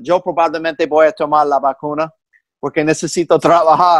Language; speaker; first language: Spanish; non-native, fluent; English